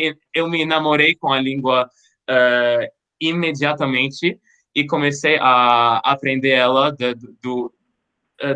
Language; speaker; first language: Portuguese; non-native, fluent; French